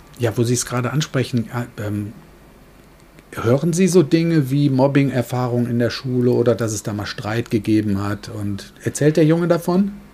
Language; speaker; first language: German; native; German